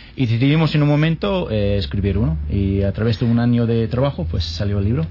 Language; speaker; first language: Spanish; non-native, fluent; English